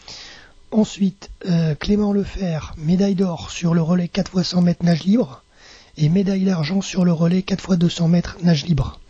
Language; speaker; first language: French; native; French